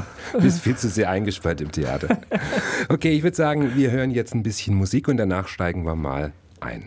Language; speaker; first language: German; native; German